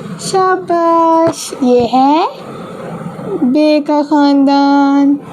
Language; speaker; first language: Urdu; native; Urdu